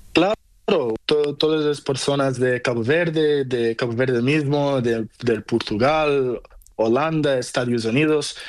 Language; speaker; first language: Spanish; non-native, learner; Portuguese